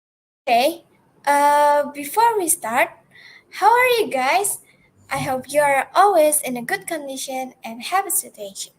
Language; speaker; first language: English; non-native, learner; Indonesian